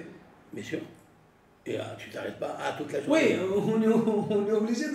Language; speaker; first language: French; native; French